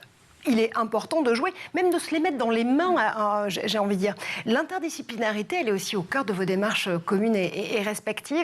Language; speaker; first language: French; native; French